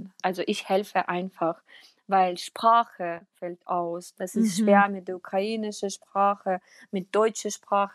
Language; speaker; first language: German; non-native, fluent; Ukrainian